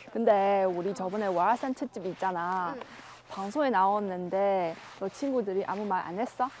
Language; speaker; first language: Korean; non-native, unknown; Chinese